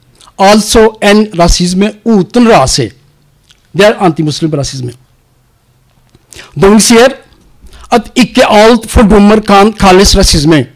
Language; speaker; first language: Norwegian; non-native, learner; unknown